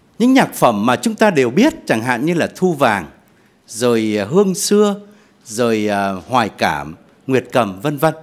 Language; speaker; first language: Vietnamese; native; Vietnamese